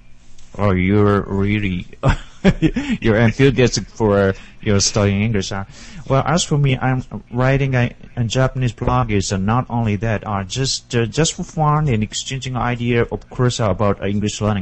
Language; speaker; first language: English; non-native, learner; Japanese